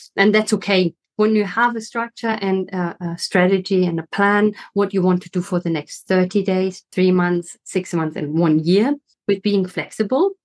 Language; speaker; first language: English; non-native, fluent; German